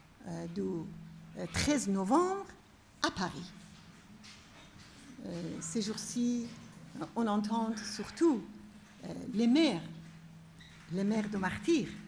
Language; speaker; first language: French; non-native, fluent; Persian